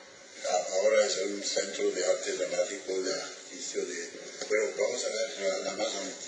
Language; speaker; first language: Spanish; non-native, fluent; French